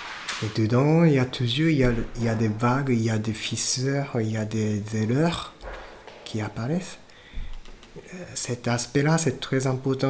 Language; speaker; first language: French; non-native, fluent; Japanese